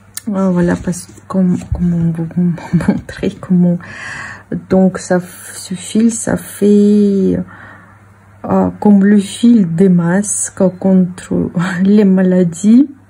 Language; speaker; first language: French; non-native, fluent; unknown